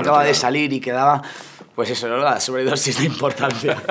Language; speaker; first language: Spanish; native; Spanish